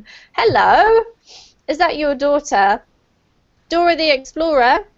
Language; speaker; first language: English; native; English